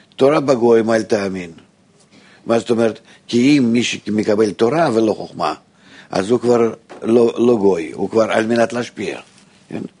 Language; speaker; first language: Hebrew; non-native, fluent; Russian